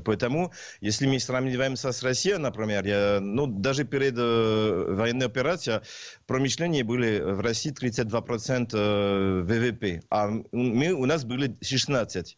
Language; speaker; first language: Russian; non-native, learner; French